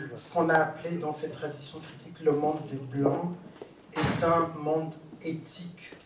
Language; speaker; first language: French; non-native, local second language; Swahili